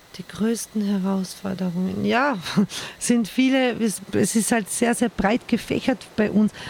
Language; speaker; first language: German; early bilingual, other home language; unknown